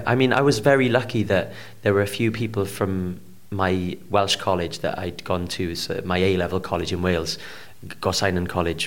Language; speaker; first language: English; native; English